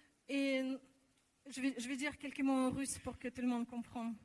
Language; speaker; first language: French; non-native, learner; Russian